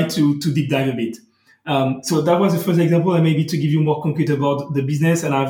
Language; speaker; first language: English; non-native, fluent; French